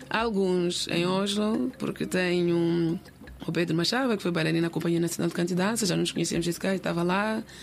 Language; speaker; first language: Portuguese; native; Portuguese